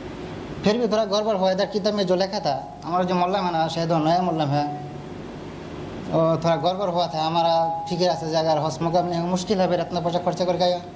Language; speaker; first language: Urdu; non-native, learner; Bangla